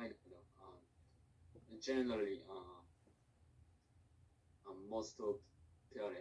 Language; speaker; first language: English; non-native, learner; Korean